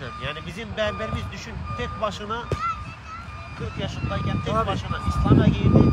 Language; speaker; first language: Turkish; non-native, fluent; Arabic